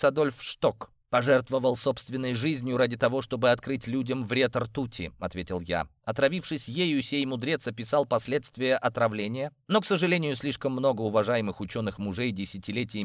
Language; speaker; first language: Russian; native; Russian